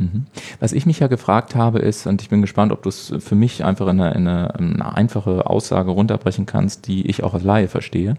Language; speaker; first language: German; native; German